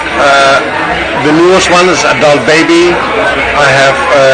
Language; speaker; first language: English; non-native, fluent; German